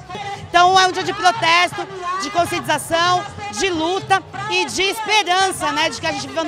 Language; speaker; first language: Portuguese; native; Portuguese